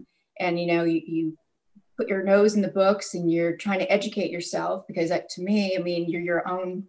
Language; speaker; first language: English; native; English